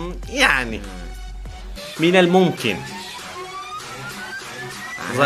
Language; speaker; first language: Arabic; native; Arabic